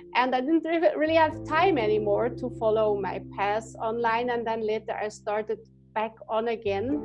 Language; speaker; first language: English; non-native, fluent; German